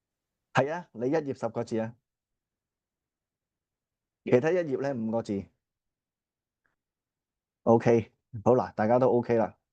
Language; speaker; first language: Cantonese; native; Cantonese